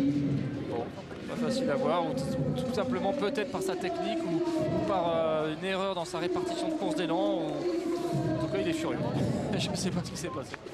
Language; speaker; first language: French; native; French